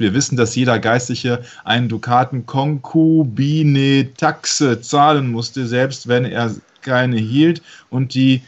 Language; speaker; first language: German; native; German